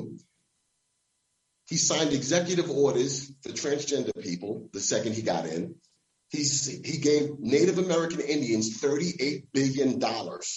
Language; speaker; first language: English; native; English